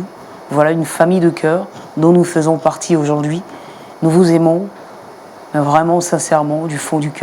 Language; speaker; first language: French; native; French